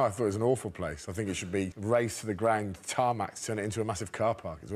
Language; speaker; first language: English; native; English